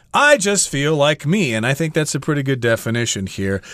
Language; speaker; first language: English; native; English